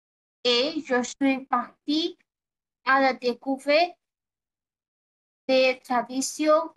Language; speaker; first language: French; non-native, learner; Bangla